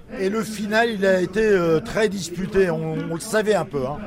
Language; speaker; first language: French; native; French